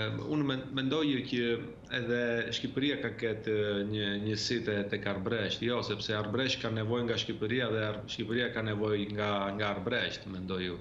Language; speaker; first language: Albanian; early bilingual, heritage; Albanian